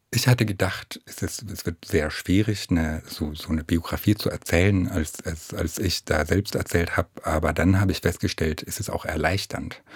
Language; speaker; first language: German; non-native, fluent; Arabic